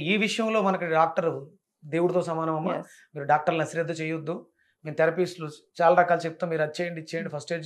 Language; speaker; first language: Telugu; native; Telugu